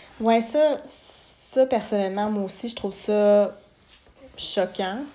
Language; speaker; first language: French; native; French